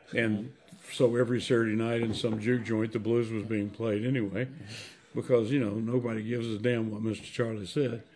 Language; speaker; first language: English; native; English